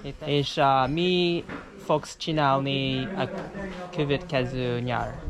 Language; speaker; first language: Hungarian; non-native, learner; English